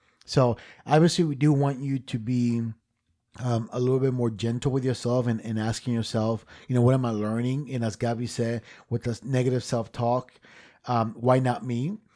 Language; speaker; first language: English; early bilingual, other home language; Spanish